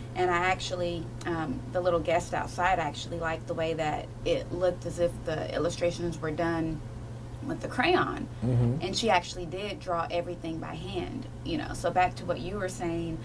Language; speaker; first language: English; native; English